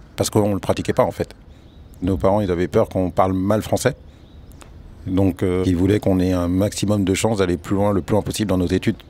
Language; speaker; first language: French; early bilingual, other home language; Wolof